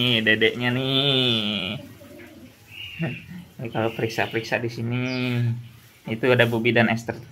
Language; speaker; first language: Indonesian; native; Indonesian